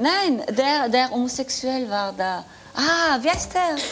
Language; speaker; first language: German; non-native, fluent; French